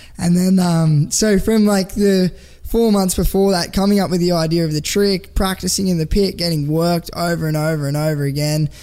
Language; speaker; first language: English; native; English